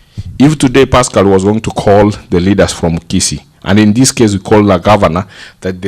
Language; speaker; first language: English; non-native, local second language; Gusii